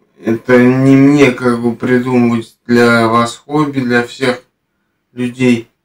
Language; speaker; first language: Russian; native; Russian